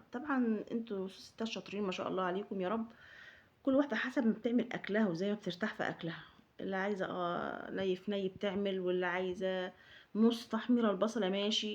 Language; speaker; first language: Arabic; native; Arabic